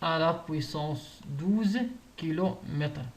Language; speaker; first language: French; non-native, local second language; Arabic